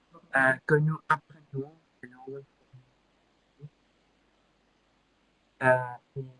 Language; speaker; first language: French; non-native, learner; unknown